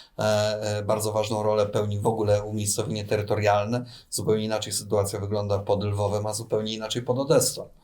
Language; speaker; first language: Polish; native; Polish